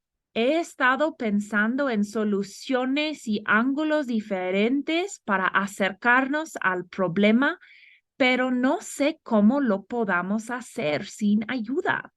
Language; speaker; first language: Spanish; non-native, fluent; English